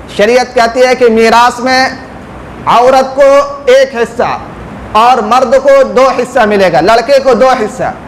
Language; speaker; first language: Urdu; native; Urdu